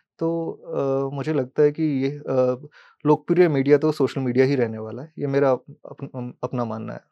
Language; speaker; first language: Hindi; native; Hindi